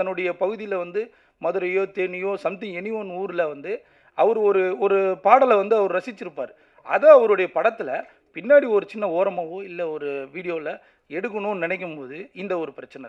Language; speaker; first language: Tamil; native; Tamil